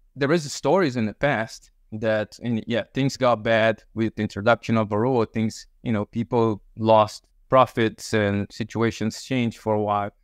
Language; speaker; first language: English; early bilingual, other home language; Portuguese